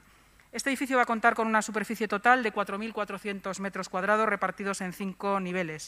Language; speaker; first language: Spanish; native; Spanish